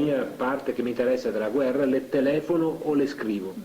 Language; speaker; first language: Italian; native; Italian